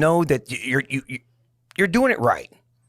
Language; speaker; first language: English; native; English